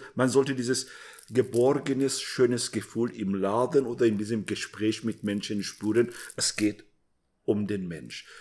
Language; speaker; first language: German; non-native, fluent; Persian